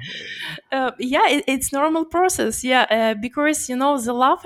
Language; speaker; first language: English; non-native, fluent; German